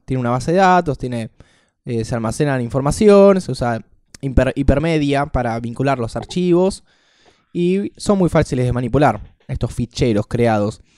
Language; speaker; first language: Spanish; native; Spanish